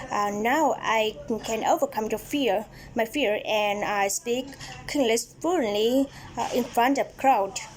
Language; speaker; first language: English; non-native, learner; Vietnamese